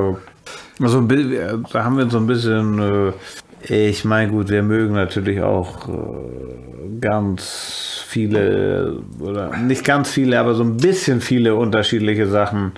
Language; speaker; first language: German; native; German